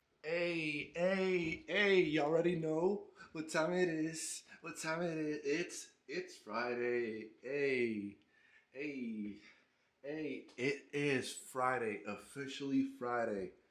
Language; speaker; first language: English; non-native, fluent; Spanish